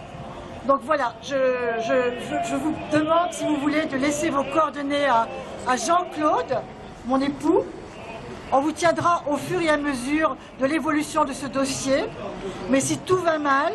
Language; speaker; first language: French; native; French